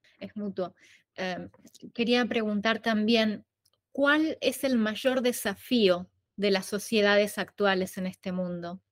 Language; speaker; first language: Spanish; native; Spanish